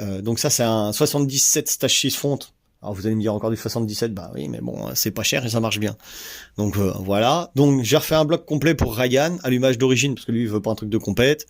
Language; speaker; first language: French; native; French